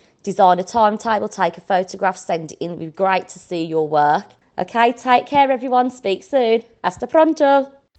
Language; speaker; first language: English; native; English